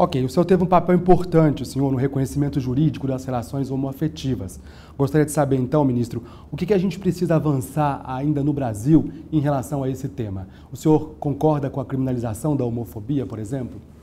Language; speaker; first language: Portuguese; native; Portuguese